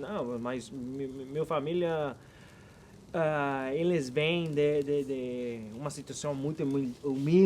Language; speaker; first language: Portuguese; non-native, learner; Spanish